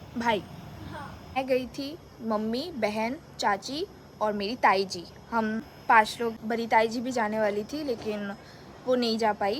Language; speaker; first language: Hindi; non-native, local second language; Bangla